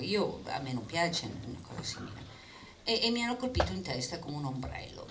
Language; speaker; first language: Italian; non-native, fluent; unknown